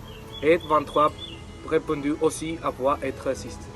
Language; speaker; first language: French; non-native, learner; Spanish